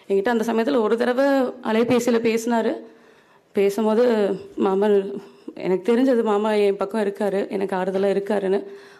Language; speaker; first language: Tamil; native; Tamil